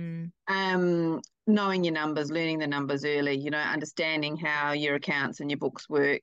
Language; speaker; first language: English; native; English